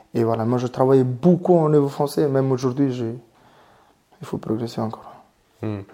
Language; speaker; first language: French; non-native, fluent; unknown